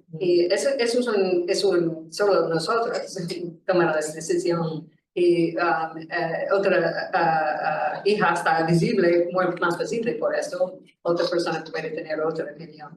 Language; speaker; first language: Spanish; non-native, learner; English